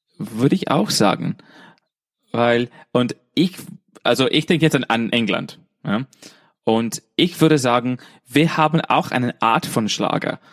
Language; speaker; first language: German; non-native, fluent; English